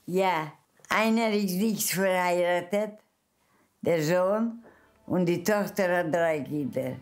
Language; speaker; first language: German; non-native, fluent; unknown